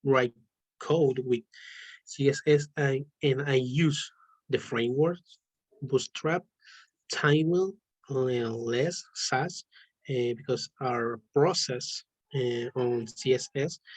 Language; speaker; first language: English; non-native, learner; Spanish